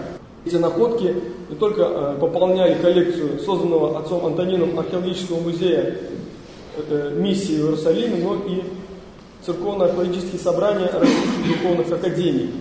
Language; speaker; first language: Russian; native; Russian